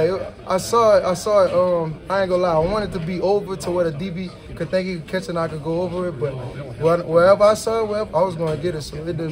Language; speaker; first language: English; native; English